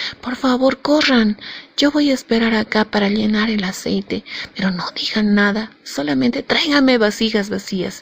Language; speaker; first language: Spanish; native; Spanish